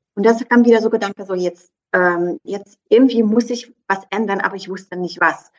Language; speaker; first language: German; non-native, fluent; Polish